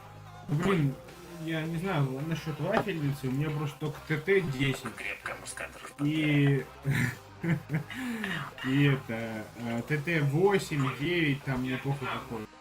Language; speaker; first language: Russian; native; Russian